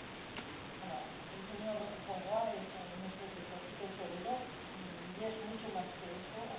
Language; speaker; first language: Spanish; non-native, fluent; French